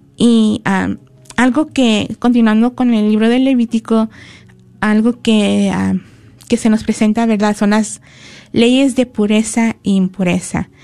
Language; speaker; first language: Spanish; early bilingual, heritage; Spanish